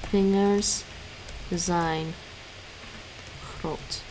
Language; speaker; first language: Dutch; non-native, learner; English